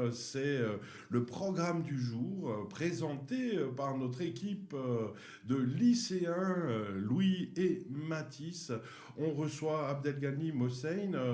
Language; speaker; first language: French; native; French